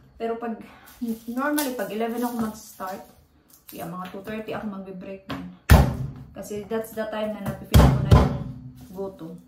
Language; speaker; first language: Filipino; native; Filipino